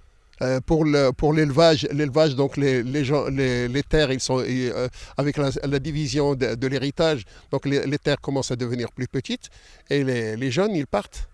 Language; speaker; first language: French; non-native, local second language; Arabic